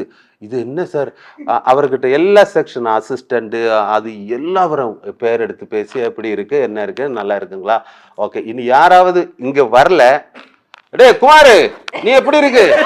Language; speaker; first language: Tamil; non-native, learner; Malayalam